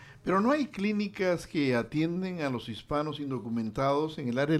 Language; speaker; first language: Spanish; native; Spanish